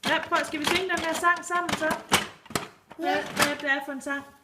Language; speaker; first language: Danish; native; Danish